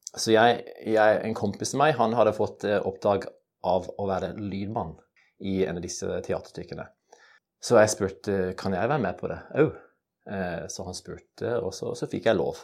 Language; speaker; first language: Norwegian; non-native, fluent; English